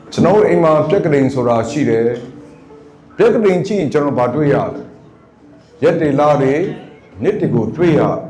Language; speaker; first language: Burmese; non-native, local second language; Karen languages